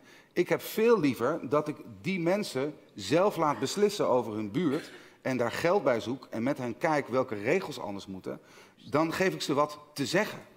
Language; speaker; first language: Dutch; native; Dutch